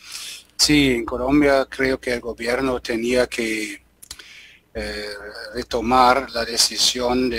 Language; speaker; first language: Spanish; non-native, learner; German